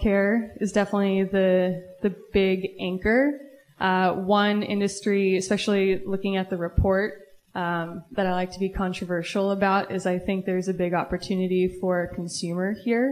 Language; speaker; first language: English; native; English